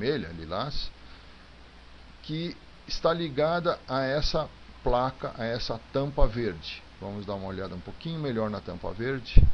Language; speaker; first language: Portuguese; native; Portuguese